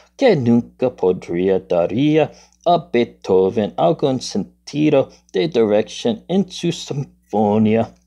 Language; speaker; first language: Spanish; non-native, learner; English